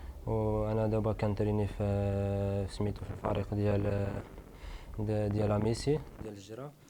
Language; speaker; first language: Arabic; non-native, local second language; Berber languages